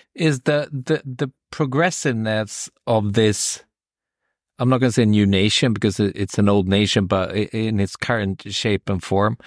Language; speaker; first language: English; non-native, fluent; Swedish